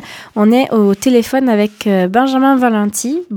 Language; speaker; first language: French; native; French